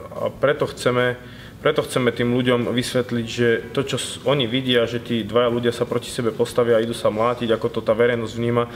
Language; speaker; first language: Slovak; native; Slovak